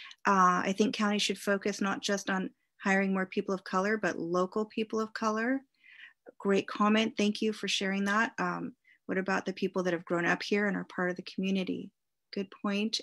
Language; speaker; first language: English; native; English